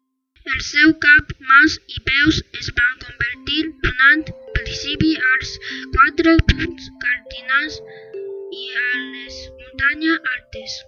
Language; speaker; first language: Catalan; non-native, learner; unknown